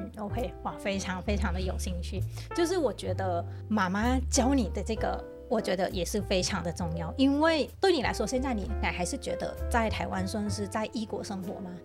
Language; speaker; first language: Chinese; non-native, fluent; Thai